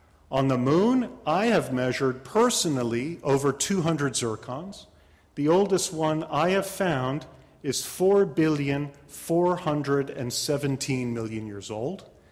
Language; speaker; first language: English; native; English